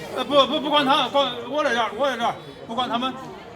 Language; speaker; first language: Chinese; native; Chinese